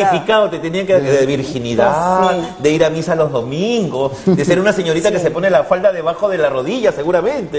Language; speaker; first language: Spanish; native; Spanish